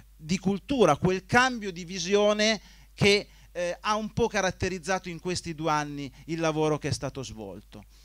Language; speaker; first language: Italian; native; Italian